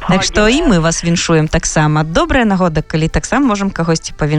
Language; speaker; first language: Polish; non-native, local second language; Belarusian